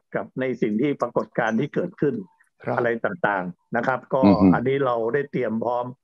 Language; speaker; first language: Thai; native; Thai